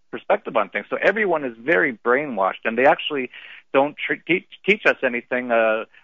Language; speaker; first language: English; native; English